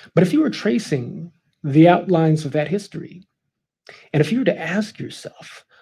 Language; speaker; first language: English; native; English